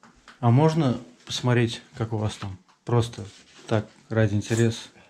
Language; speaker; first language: Russian; native; Russian